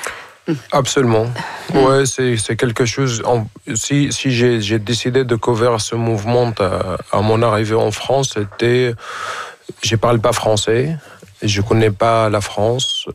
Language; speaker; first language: French; non-native, fluent; Arabic